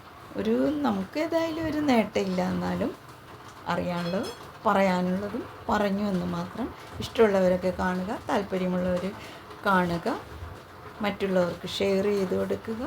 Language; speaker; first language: Malayalam; native; Malayalam